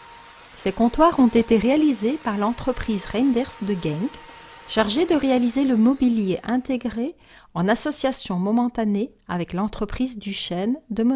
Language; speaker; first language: French; native; French